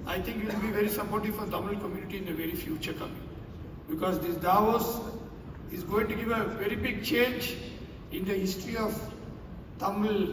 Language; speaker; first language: English; non-native, local second language; Tamil